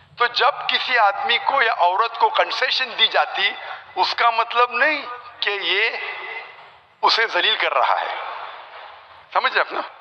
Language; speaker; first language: Urdu; non-native, local second language; Konkani